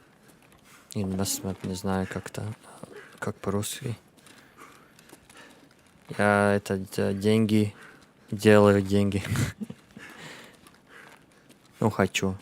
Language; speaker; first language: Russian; non-native, learner; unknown